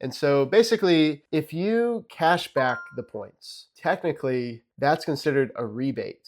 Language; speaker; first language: English; native; English